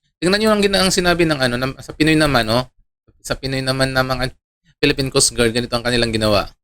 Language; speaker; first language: Filipino; non-native, local second language; Iloko